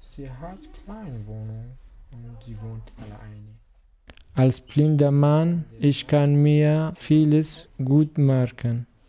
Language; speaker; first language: German; non-native, learner; Arabic